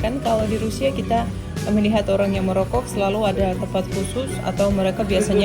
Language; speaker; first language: Indonesian; non-native, fluent; Russian